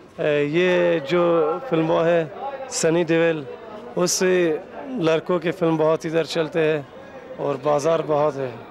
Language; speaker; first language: Hindi; non-native, fluent; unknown